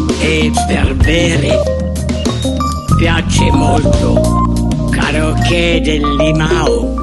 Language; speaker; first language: Italian; non-native, learner; English